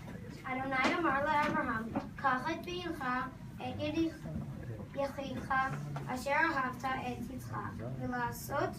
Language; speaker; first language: Hebrew; non-native, learner; English